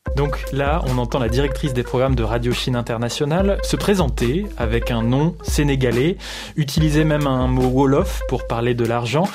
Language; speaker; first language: French; native; French